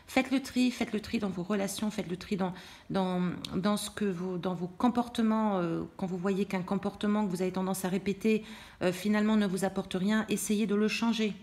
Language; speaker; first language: French; native; French